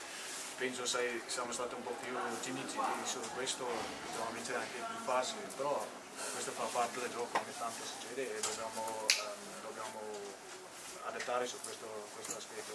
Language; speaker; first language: Italian; non-native, learner; English